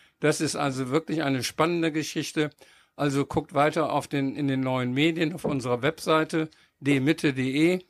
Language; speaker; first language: German; native; German